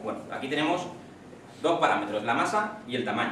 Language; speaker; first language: Spanish; native; Spanish